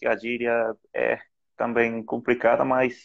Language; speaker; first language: Portuguese; non-native, fluent; Spanish